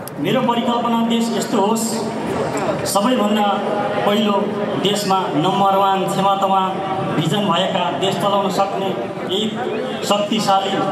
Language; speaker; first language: Nepali; native; Nepali